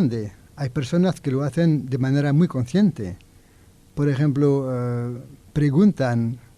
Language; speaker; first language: Spanish; non-native, learner; French